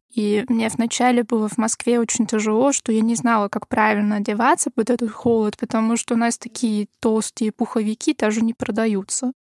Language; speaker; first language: Russian; non-native, fluent; German